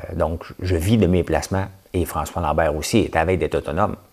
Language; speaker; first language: French; native; French